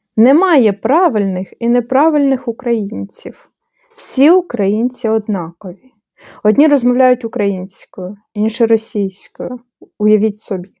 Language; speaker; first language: Ukrainian; non-native, fluent; Bulgarian